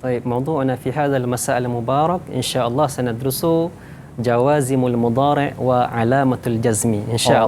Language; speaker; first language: Arabic; non-native, fluent; Malay